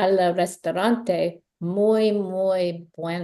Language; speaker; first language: Spanish; non-native, learner; English